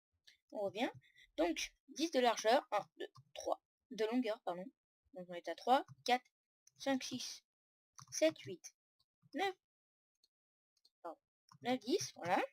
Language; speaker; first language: French; native; French